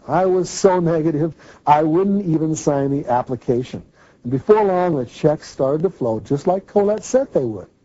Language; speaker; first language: English; native; English